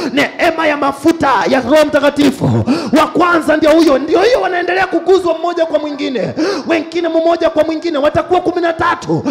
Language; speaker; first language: Swahili; non-native, fluent; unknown